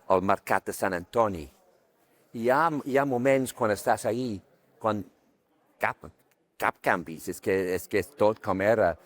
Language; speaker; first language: Catalan; non-native, fluent; English